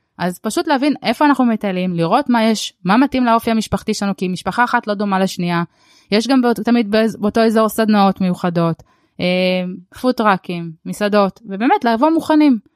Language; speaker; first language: Hebrew; early bilingual, other home language; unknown